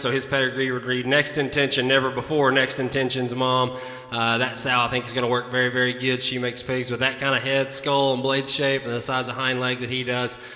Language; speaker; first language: English; native; English